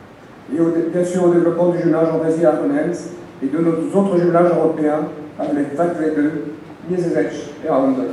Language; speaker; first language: French; native; French